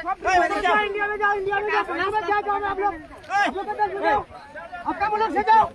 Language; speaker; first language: Hindi; non-native, learner; Bangla